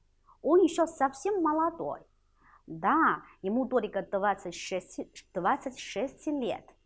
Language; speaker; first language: Russian; non-native, fluent; Chinese